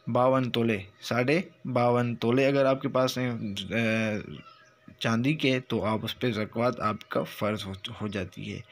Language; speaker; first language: Urdu; non-native, local second language; Sindhi